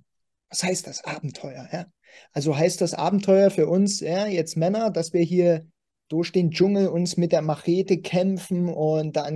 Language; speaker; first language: German; native; German